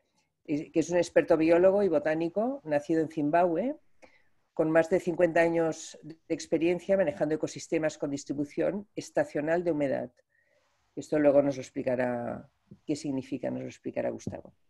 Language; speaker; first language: Spanish; native; Spanish